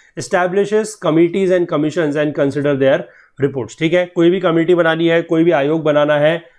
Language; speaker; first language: Hindi; native; Hindi